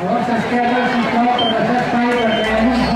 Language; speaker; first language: Catalan; native; Catalan